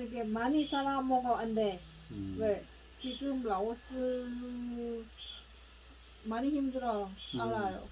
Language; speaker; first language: Korean; non-native, learner; Lao